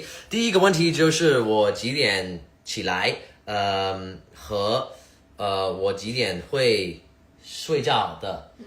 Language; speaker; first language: Chinese; early bilingual, heritage; Cantonese